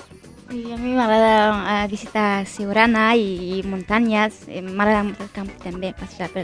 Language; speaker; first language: Catalan; early bilingual, other home language; Arabic